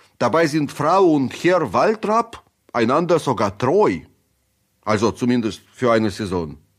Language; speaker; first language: German; non-native, fluent; Russian